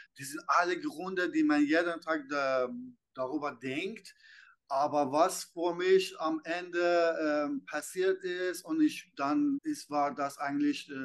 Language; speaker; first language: German; non-native, fluent; Persian